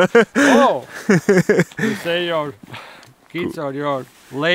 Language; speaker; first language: English; non-native, learner; Latvian